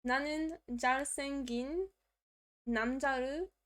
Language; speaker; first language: Korean; non-native, learner; English